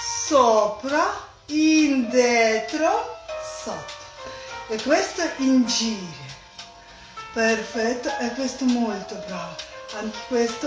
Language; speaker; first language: Italian; non-native, learner; Russian